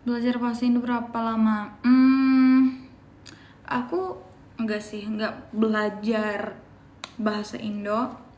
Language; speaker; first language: Indonesian; non-native, fluent; Turkish